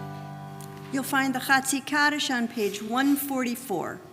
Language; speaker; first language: English; native; English